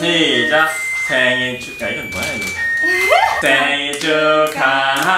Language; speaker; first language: Korean; native; Korean